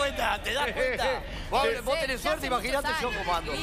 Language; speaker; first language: Spanish; native; Spanish